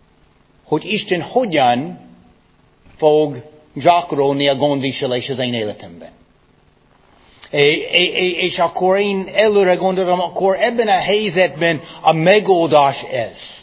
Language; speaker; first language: Hungarian; non-native, fluent; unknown